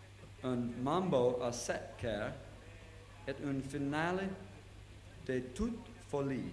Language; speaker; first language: French; non-native, learner; English